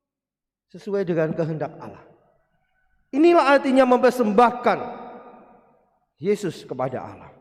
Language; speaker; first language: Indonesian; non-native, local second language; Javanese